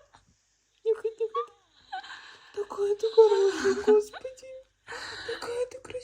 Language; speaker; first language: Russian; native; Russian